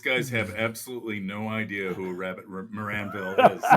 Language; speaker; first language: English; native; English